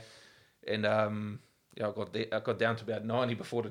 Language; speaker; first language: English; non-native, local second language; Afrikaans